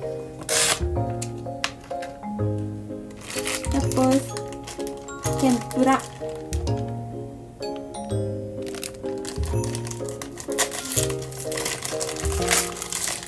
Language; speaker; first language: Filipino; non-native, learner; Japanese